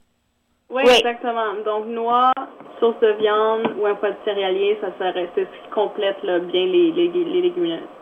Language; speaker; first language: French; native; French